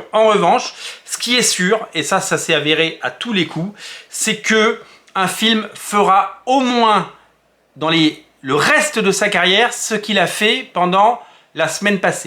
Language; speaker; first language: French; native; French